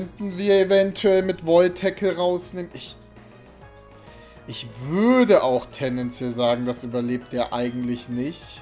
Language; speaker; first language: German; native; German